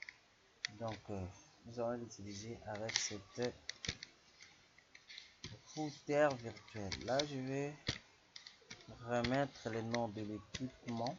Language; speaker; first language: French; non-native, local second language; Lingala